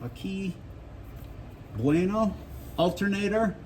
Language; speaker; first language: Spanish; non-native, learner; English